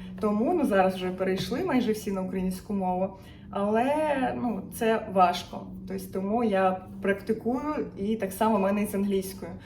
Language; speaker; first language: Ukrainian; non-native, local second language; Russian